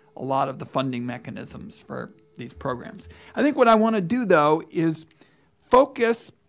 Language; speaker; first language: English; native; English